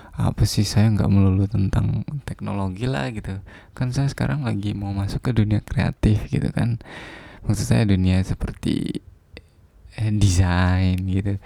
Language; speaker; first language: Indonesian; non-native, local second language; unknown